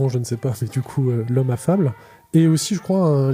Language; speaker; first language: French; native; French